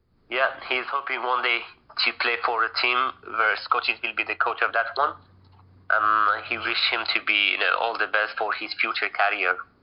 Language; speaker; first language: English; non-native, fluent; Persian